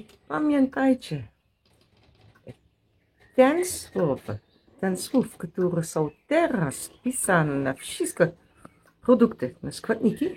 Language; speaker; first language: Polish; non-native, learner; Dutch